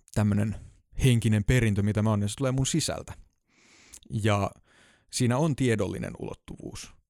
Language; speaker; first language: Finnish; native; Finnish